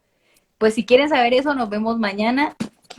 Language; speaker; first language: Spanish; native; Spanish